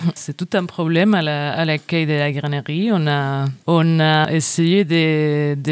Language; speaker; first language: French; non-native, fluent; Spanish